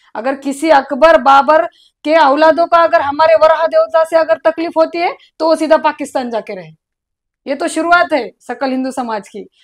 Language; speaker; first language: Hindi; non-native, local second language; Marathi